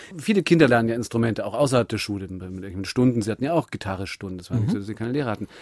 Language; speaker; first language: German; native; German